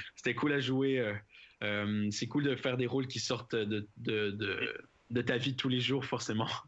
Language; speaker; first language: French; native; French